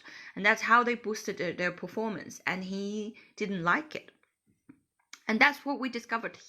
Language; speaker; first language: English; non-native, fluent; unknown